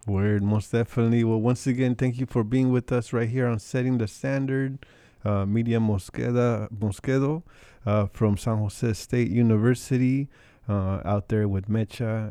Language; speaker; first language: English; early bilingual, other home language; Spanish